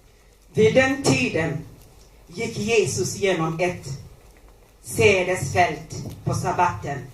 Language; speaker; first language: Swedish; non-native, learner; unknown